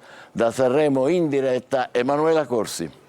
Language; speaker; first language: Italian; native; Italian